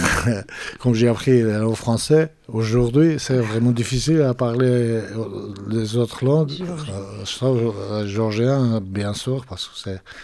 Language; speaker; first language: French; non-native, fluent; Georgian